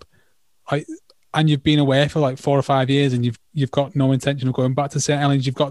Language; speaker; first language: English; native; English